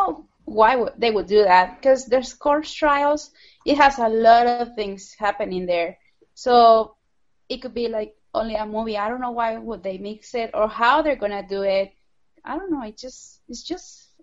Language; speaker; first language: English; non-native, fluent; Spanish